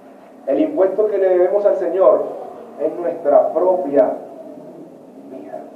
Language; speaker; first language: Spanish; native; Spanish